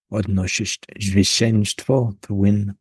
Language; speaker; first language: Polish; non-native, learner; English